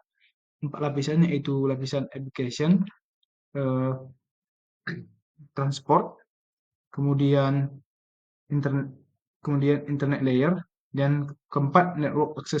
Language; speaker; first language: Indonesian; native; Indonesian